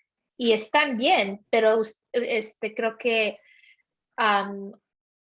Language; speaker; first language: Spanish; early bilingual, heritage; Spanish